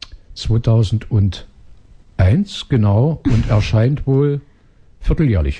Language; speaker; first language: German; native; German